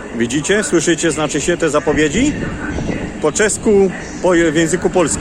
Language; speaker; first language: Polish; native; Polish